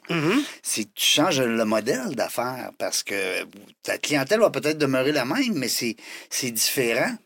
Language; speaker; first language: French; native; French